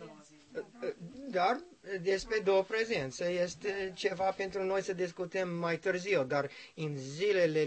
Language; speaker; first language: Romanian; non-native, learner; English